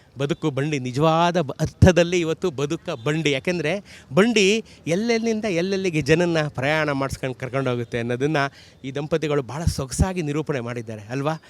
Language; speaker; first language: Kannada; native; Kannada